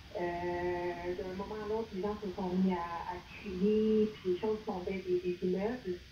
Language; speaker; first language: French; native; French